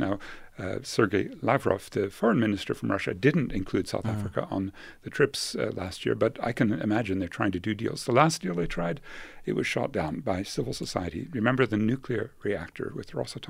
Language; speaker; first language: English; native; English